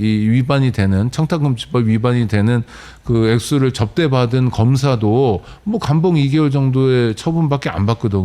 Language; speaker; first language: Korean; native; Korean